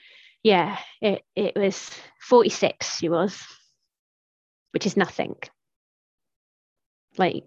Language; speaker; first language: English; native; English